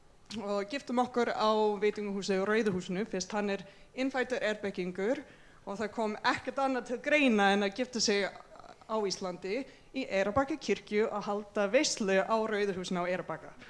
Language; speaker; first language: Icelandic; non-native, fluent; English